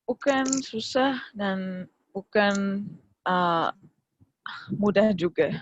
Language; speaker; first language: Indonesian; non-native, fluent; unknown